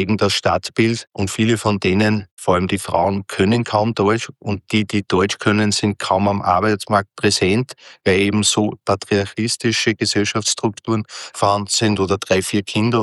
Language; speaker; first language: German; native; German